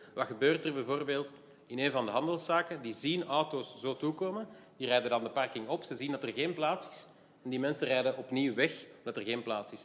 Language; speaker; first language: Dutch; native; Dutch